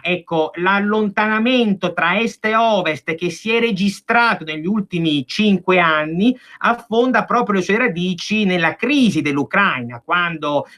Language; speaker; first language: Italian; native; Italian